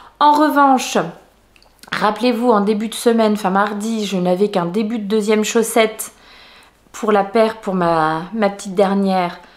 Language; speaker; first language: French; native; French